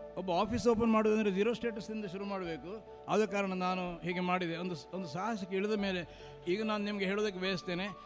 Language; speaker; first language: Kannada; non-native, local second language; Marathi